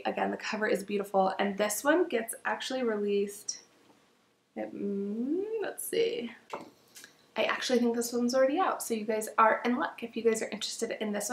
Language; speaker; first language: English; native; English